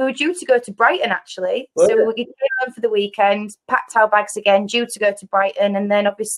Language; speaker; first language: English; native; English